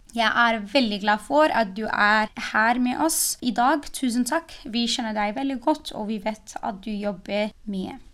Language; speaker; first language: Norwegian; non-native, fluent; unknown